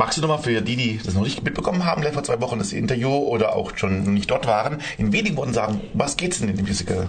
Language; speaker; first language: German; native; German